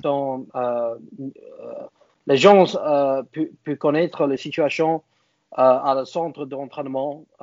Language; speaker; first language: French; non-native, learner; English